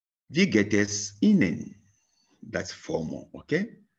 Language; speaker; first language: English; non-native, local second language; Bemba